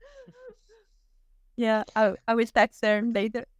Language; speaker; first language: English; non-native, learner; Italian